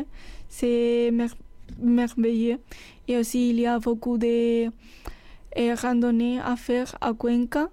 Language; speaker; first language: French; non-native, learner; Spanish